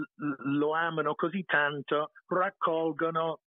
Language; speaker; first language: Italian; non-native, fluent; English